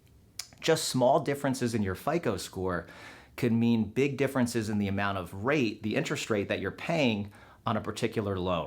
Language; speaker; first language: English; native; English